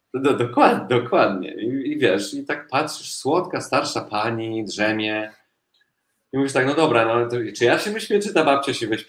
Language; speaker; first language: Polish; native; Polish